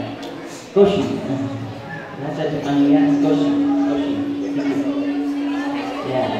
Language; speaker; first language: Indonesian; non-native, fluent; Arabic